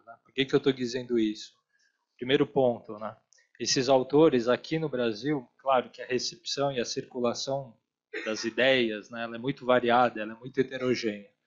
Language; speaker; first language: Portuguese; native; Portuguese